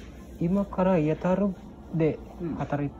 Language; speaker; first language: Japanese; non-native, learner; Indonesian